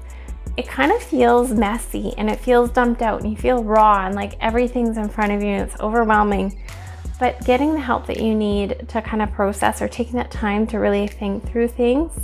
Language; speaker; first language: English; native; English